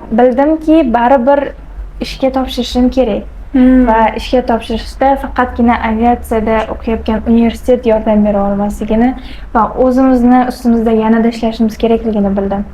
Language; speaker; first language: Uzbek; non-native, local second language; Kara-Kalpak